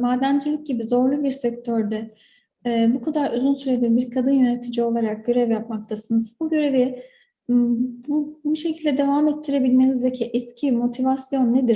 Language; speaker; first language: Turkish; native; Turkish